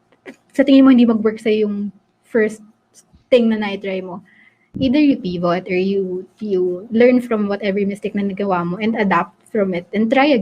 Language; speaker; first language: Filipino; native; Filipino